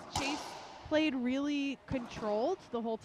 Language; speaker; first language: English; native; English